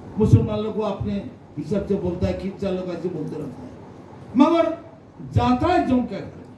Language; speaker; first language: Hindi; non-native, local second language; Bangla